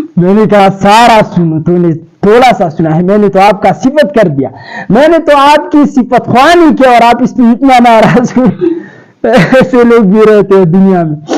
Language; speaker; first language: Urdu; non-native, local second language; Pashto